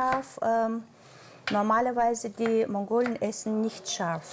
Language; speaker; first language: German; non-native, fluent; Mongolian